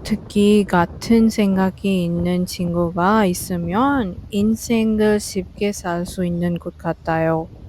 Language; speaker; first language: Korean; non-native, fluent; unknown